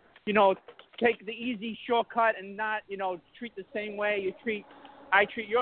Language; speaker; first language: English; early bilingual, other home language; Italian